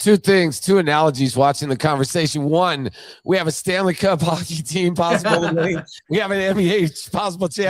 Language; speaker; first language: English; native; English